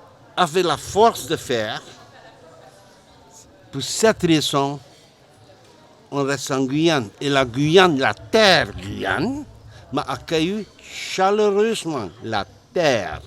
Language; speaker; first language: French; non-native, learner; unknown